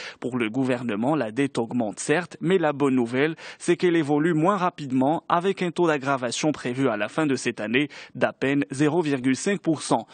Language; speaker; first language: French; non-native, local second language; Arabic